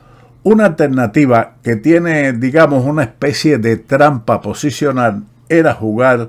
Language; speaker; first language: Spanish; native; Spanish